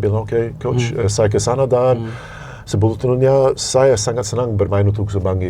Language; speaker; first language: Indonesian; non-native, fluent; English